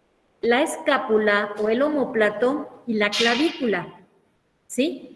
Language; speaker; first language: Spanish; native; Spanish